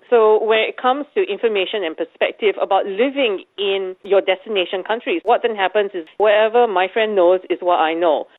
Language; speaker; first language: English; native; English